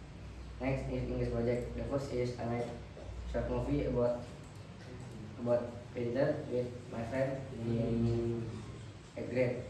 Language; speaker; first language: English; non-native, learner; Indonesian